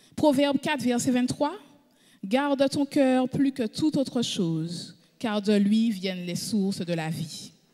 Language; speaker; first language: French; native; French